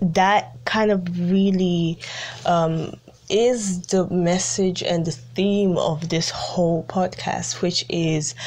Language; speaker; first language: English; early bilingual, other home language; Italian